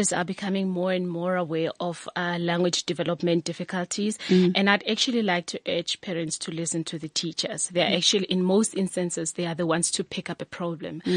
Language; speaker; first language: English; non-native, local second language; Tswana